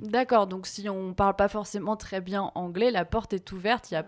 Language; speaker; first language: French; native; French